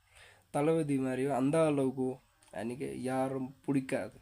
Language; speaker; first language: Tamil; non-native, fluent; Nepali